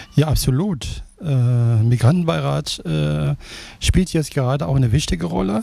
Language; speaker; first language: German; non-native, fluent; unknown